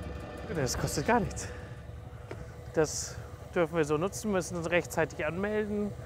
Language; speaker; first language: German; native; German